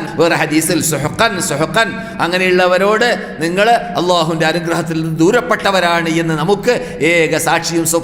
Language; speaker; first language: Malayalam; native; Malayalam